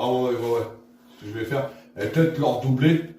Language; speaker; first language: French; native; French